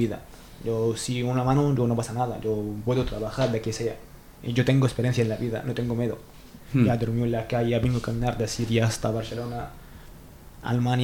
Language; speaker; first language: Spanish; non-native, learner; Arabic